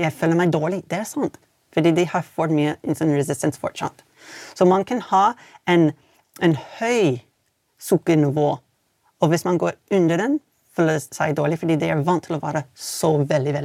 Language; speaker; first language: Swedish; non-native, fluent; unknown